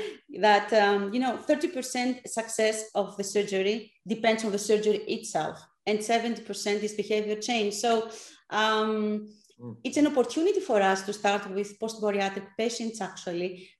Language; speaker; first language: English; non-native, fluent; Greek